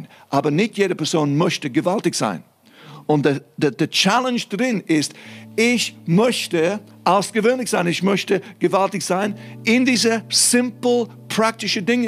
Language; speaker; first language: German; non-native, fluent; English